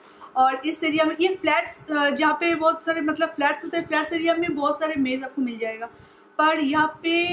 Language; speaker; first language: Hindi; non-native, local second language; Bangla